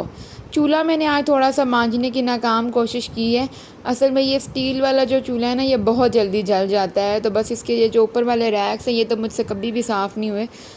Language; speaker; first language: Urdu; native; Urdu